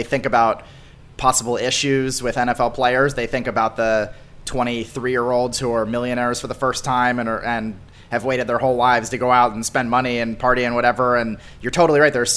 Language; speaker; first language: English; native; English